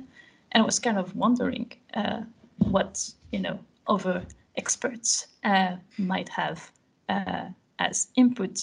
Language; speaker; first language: English; non-native, fluent; French